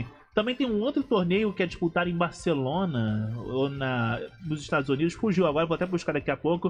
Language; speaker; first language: Portuguese; native; Portuguese